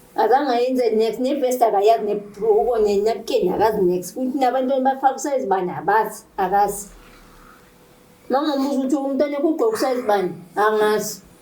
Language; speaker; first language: Zulu; native; Zulu